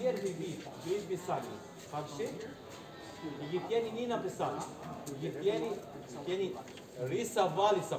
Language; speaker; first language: Russian; non-native, learner; Arabic